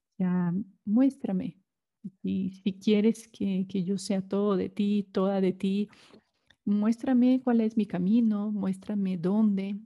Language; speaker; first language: Spanish; non-native, fluent; Portuguese